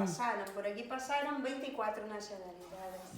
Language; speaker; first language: Spanish; non-native, local second language; Portuguese